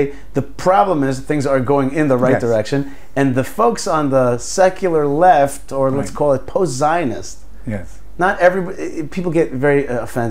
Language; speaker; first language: English; early bilingual, other home language; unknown